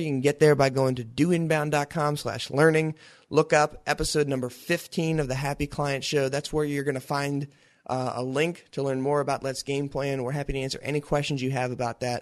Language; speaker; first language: English; native; English